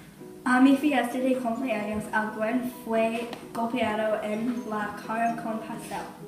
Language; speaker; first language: Spanish; non-native, learner; English